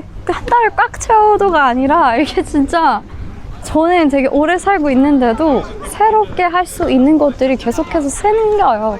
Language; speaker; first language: Korean; non-native, fluent; Persian